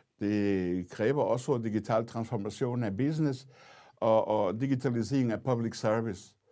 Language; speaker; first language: Danish; non-native, fluent; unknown